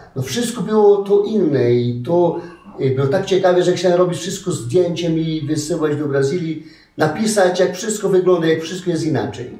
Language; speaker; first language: Polish; non-native, fluent; Portuguese